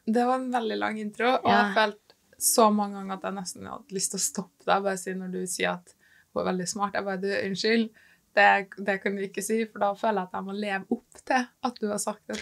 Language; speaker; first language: Norwegian; native; Norwegian